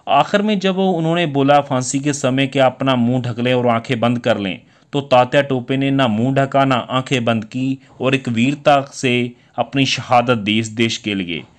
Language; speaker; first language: Hindi; non-native, local second language; Punjabi